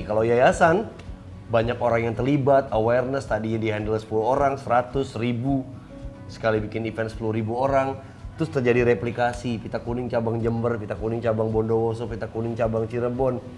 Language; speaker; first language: Indonesian; native; Indonesian